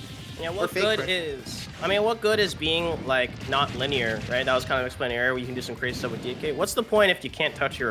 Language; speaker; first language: English; native; English